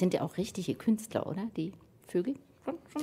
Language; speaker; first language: German; native; German